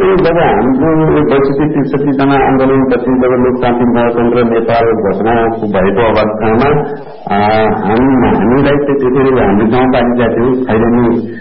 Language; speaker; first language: Nepali; native; Nepali